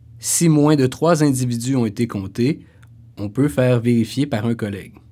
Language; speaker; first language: French; native; French